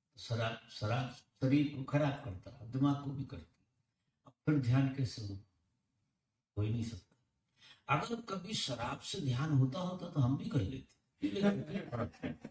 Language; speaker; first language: Hindi; native; Hindi